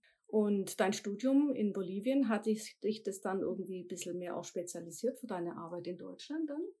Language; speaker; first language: German; native; German